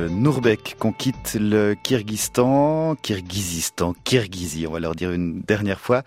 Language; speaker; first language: French; native; French